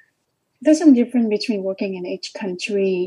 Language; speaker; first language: English; non-native, learner; Vietnamese